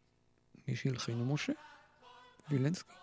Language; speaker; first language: Hebrew; native; Hebrew